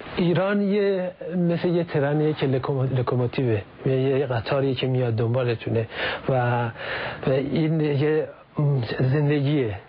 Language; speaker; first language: Persian; native; Persian